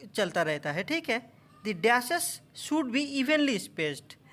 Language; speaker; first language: Hindi; non-native, local second language; Bangla